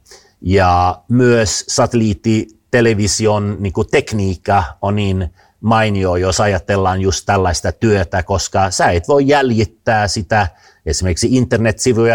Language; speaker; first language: Finnish; non-native, fluent; Swedish